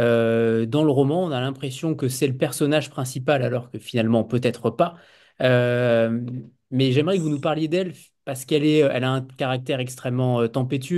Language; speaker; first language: French; native; French